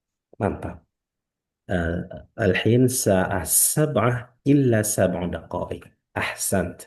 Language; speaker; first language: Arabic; non-native, fluent; Indonesian